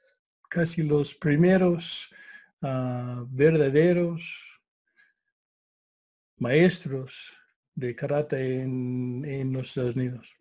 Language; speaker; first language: Spanish; non-native, fluent; English